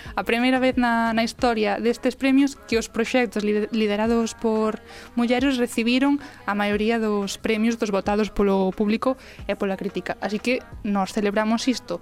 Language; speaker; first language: Galician; native; Galician